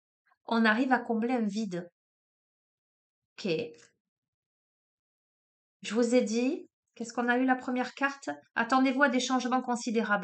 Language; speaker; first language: French; native; French